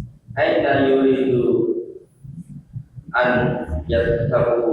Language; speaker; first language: Arabic; non-native, learner; Indonesian